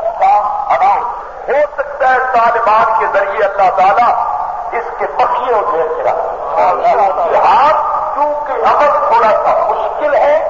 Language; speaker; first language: Urdu; non-native, local second language; Punjabi